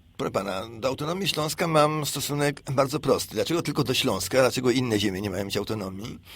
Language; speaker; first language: Polish; native; Polish